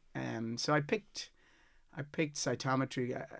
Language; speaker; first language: English; native; English